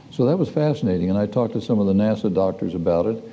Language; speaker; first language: English; native; English